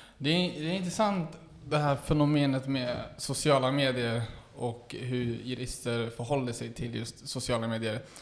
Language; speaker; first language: Swedish; native; Swedish